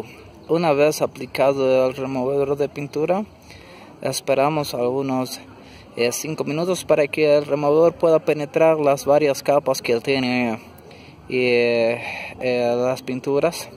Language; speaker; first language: Spanish; non-native, learner; English